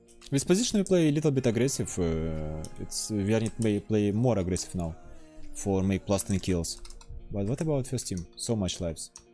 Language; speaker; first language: English; non-native, learner; Russian